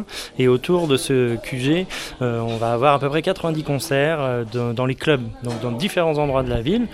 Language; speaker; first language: French; native; French